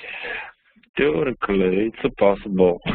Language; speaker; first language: English; non-native, learner; Russian